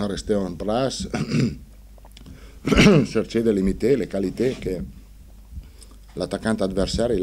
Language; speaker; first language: French; non-native, fluent; Italian